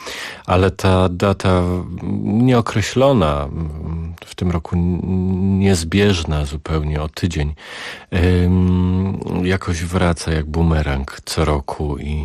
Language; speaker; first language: Polish; native; Polish